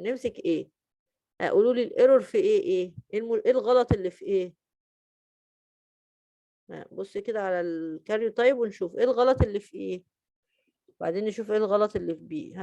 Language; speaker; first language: Arabic; native; Arabic